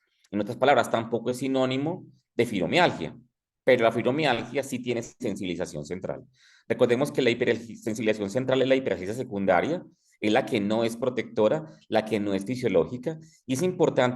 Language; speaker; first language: Spanish; native; Spanish